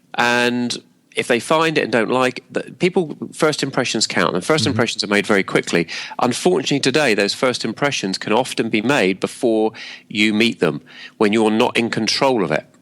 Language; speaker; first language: English; native; English